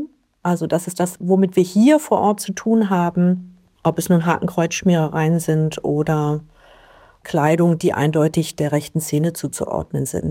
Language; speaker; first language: German; native; German